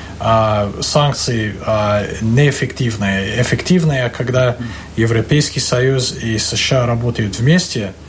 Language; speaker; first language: Russian; non-native, fluent; English